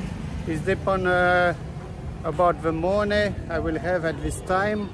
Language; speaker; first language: English; non-native, learner; French